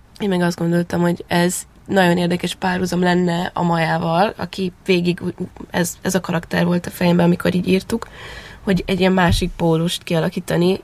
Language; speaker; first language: Hungarian; early bilingual, heritage; Hungarian